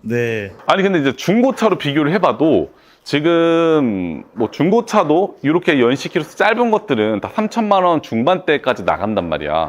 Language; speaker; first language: Korean; native; Korean